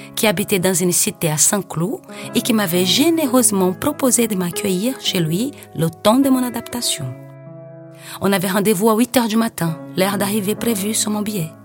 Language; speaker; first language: French; non-native, fluent; Portuguese